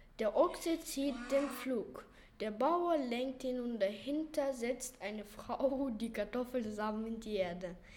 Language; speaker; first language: German; non-native, learner; Ukrainian